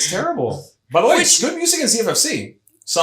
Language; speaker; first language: English; native; English